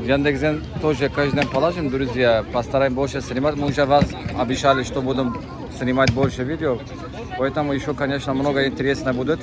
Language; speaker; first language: Russian; non-native, learner; Turkish